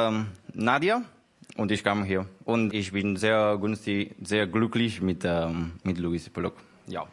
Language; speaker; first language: German; non-native, learner; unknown